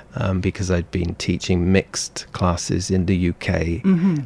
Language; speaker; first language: English; native; English